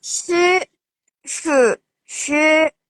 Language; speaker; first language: Chinese; non-native, learner; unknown